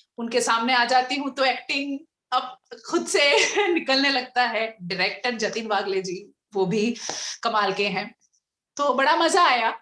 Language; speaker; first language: Hindi; non-native, local second language; Bangla